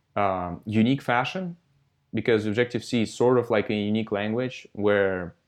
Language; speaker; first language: English; non-native, fluent; Russian